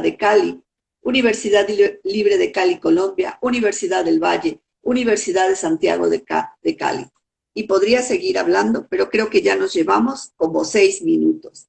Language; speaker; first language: Spanish; native; Spanish